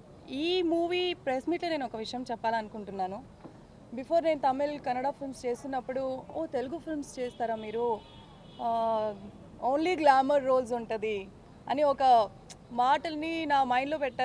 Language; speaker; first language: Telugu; non-native, fluent; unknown